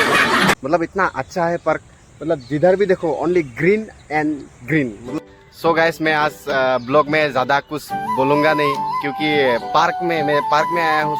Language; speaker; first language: Hindi; non-native, local second language; Assamese